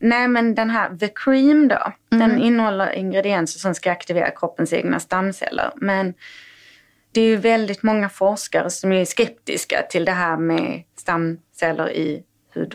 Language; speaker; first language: Swedish; native; Swedish